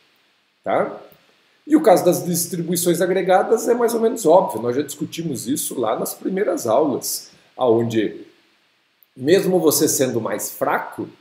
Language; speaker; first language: Portuguese; native; Portuguese